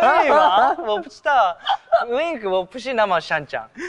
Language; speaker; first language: Chinese; non-native, learner; Japanese